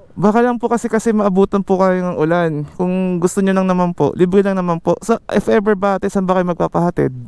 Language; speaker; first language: Filipino; native; Filipino